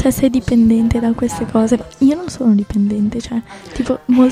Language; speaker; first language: Italian; native; Italian